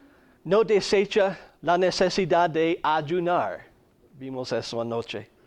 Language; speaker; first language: Spanish; non-native, fluent; English